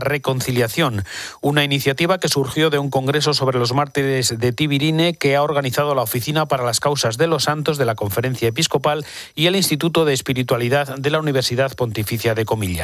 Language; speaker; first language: Spanish; native; Spanish